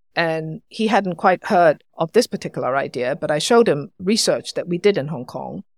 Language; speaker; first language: English; non-native, local second language; Cantonese